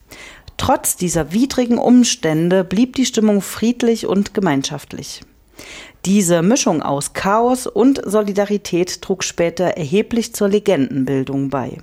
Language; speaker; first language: German; native; German